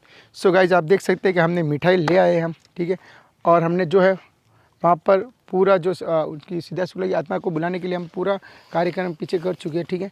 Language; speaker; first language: Hindi; native; Hindi